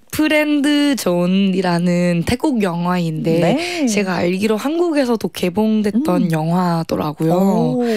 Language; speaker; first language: Korean; non-native, fluent; Thai